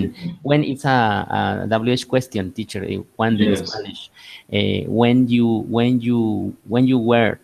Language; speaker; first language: English; non-native, learner; Spanish